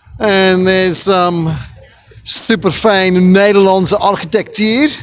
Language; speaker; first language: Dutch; non-native, learner; English